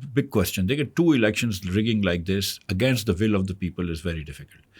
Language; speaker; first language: English; non-native, local second language; Urdu